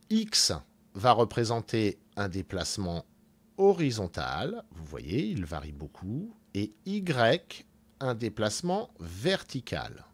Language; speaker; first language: French; native; French